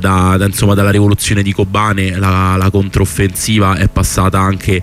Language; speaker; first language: Italian; native; Italian